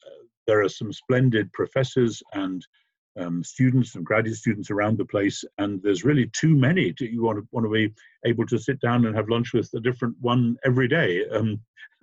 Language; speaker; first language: English; native; English